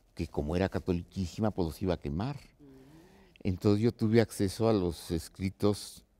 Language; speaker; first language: Spanish; native; Spanish